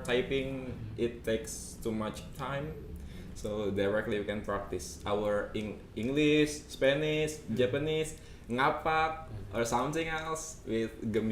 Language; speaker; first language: English; non-native, fluent; Indonesian